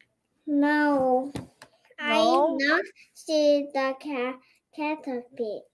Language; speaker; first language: English; non-native, learner; Korean